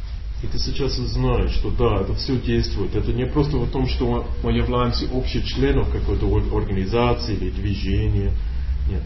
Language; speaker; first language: Russian; non-native, learner; English